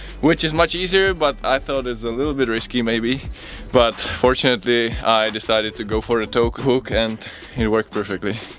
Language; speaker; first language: English; non-native, fluent; Czech